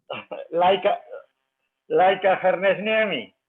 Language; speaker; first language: English; non-native, learner; Spanish